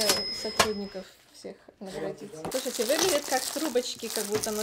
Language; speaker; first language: Russian; native; Russian